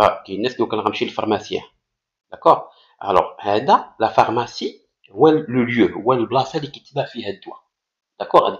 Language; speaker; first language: French; non-native, local second language; Arabic